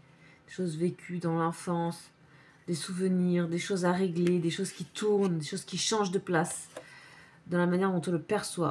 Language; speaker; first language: French; native; French